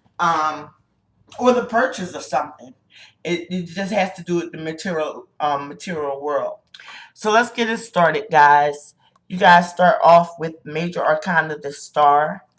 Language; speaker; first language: English; native; English